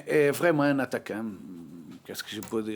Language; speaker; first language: French; non-native, learner; Portuguese